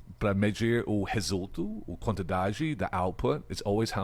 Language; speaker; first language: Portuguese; non-native, fluent; English